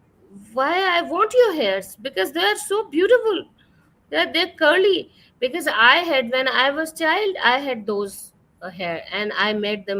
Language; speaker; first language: English; non-native, fluent; Urdu